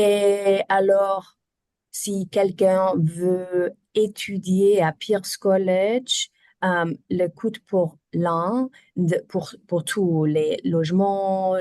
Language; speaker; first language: French; non-native, learner; German